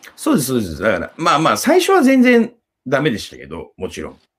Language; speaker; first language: Japanese; native; Japanese